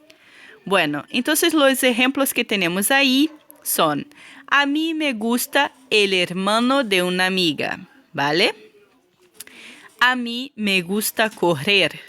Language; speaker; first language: Spanish; non-native, fluent; Portuguese